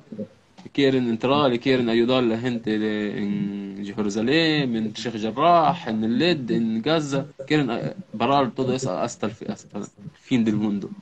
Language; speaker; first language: Spanish; non-native, learner; Arabic